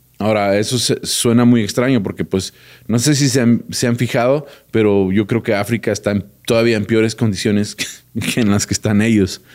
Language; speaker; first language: Spanish; early bilingual, heritage; Spanish